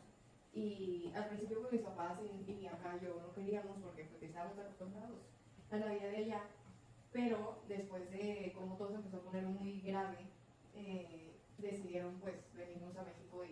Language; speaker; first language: Spanish; early bilingual, heritage; Spanish